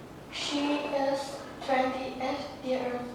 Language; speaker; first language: English; non-native, learner; Vietnamese